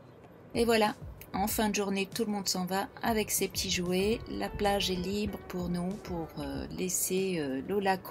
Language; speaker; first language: French; native; French